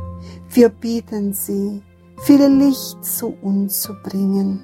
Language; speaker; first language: German; non-native, fluent; Portuguese